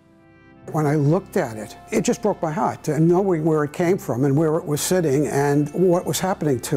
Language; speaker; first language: English; native; English